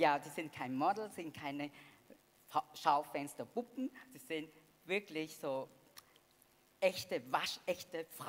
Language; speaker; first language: German; non-native, fluent; Vietnamese